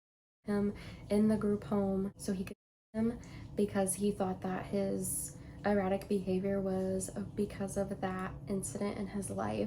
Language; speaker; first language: English; native; English